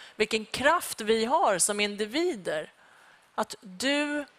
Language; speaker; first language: Swedish; early bilingual, other home language; Persian